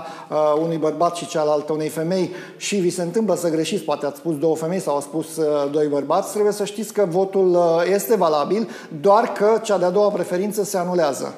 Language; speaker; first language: Romanian; native; Romanian